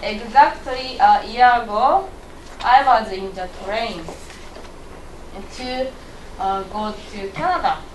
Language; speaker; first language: English; non-native, learner; Japanese